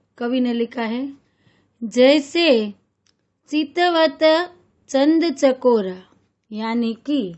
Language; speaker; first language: Hindi; non-native, local second language; Gujarati